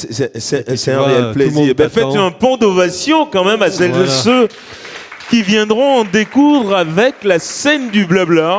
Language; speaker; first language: French; native; French